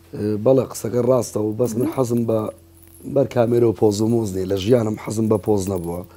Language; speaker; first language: Central Kurdish; native; Central Kurdish